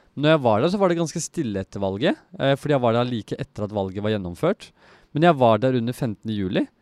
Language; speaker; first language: Norwegian; early bilingual, other home language; Turkish